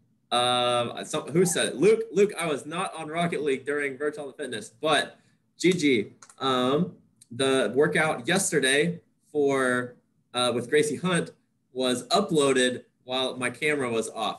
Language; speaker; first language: English; native; English